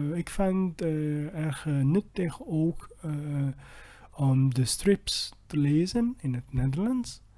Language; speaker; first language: Dutch; non-native, learner; Italian